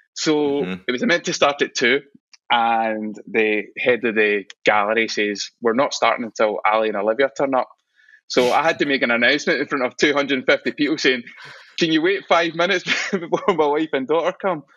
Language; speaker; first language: English; native; English